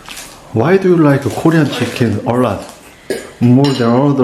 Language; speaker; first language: English; non-native, learner; Korean